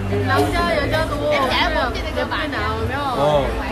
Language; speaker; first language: Korean; non-native, learner; Vietnamese